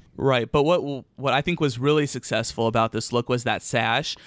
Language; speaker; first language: English; early bilingual, other home language; Romanian